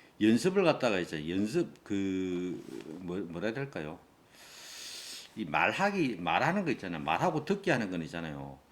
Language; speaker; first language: Korean; native; Korean